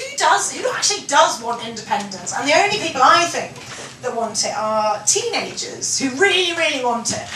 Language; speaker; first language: English; native; English